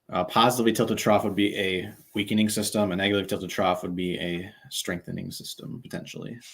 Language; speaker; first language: English; native; English